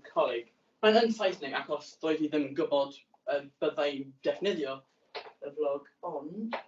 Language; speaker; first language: Welsh; non-native, learner; English